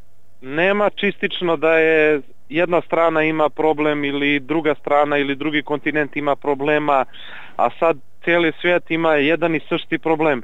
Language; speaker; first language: Bulgarian; non-native, learner; Serbian